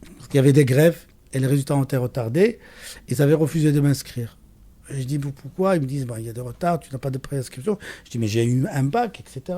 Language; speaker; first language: French; non-native, local second language; Arabic